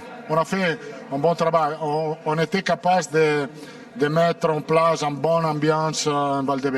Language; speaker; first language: French; non-native, learner; Italian